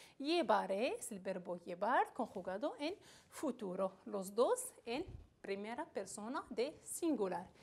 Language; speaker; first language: Spanish; non-native, fluent; Arabic